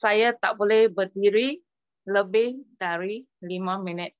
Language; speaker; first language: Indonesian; non-native, local second language; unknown